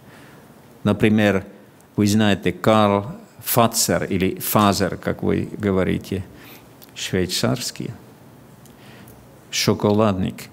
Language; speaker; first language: Russian; non-native, fluent; Finnish